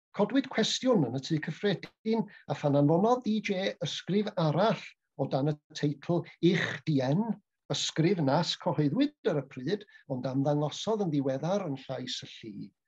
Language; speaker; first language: Welsh; native; Welsh